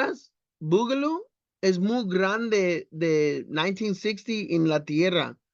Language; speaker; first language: Spanish; non-native, learner; English